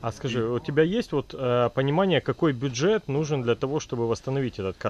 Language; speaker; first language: Russian; native; Russian